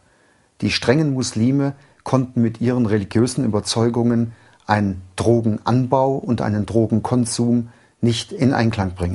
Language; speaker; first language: German; native; German